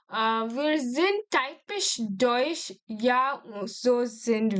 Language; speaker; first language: German; non-native, learner; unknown